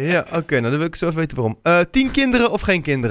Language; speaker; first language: Dutch; native; Dutch